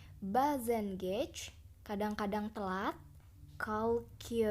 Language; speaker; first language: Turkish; non-native, fluent; Indonesian